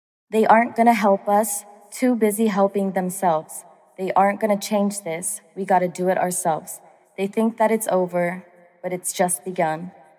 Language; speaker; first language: English; early bilingual, other home language; Japanese